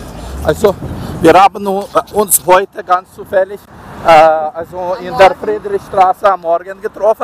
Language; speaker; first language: German; non-native, learner; Ukrainian